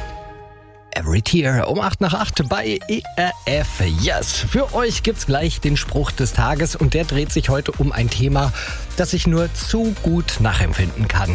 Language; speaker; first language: German; native; German